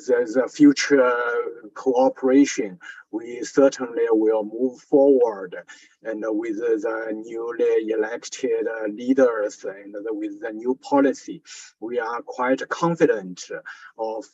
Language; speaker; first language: English; non-native, fluent; Chinese